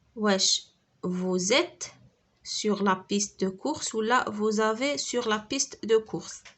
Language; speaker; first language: French; non-native, local second language; Arabic